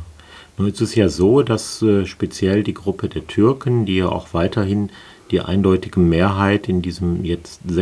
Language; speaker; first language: German; native; German